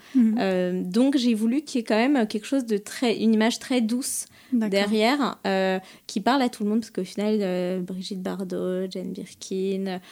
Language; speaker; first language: French; native; French